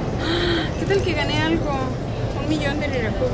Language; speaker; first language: Spanish; native; Spanish